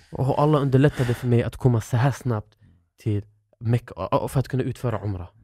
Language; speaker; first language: Swedish; early bilingual, other home language; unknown